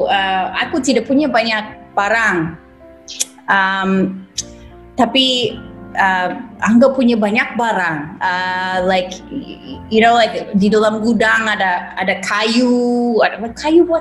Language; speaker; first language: Indonesian; non-native, fluent; English